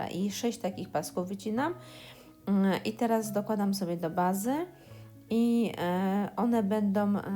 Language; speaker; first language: Polish; native; Polish